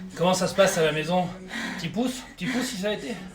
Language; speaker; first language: French; native; French